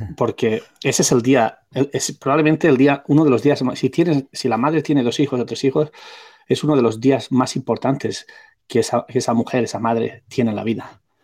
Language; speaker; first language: Spanish; non-native, local second language; Catalan